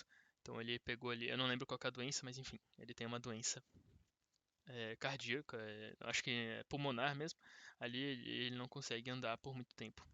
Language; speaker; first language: Portuguese; native; Portuguese